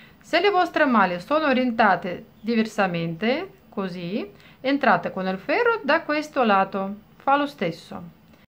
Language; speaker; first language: Italian; non-native, fluent; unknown